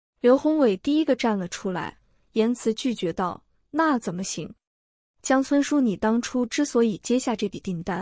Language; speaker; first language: Chinese; native; Chinese